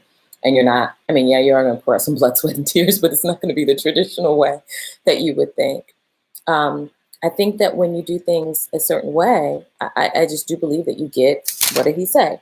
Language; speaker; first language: English; native; English